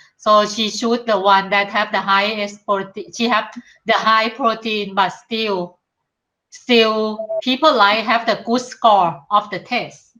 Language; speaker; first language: English; non-native, learner; Thai